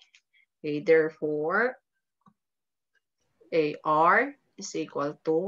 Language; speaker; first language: English; non-native, local second language; Filipino